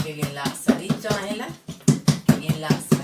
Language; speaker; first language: Spanish; native; Spanish